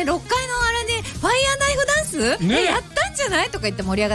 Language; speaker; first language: Japanese; native; Japanese